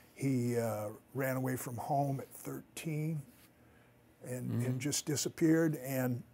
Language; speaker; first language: English; native; English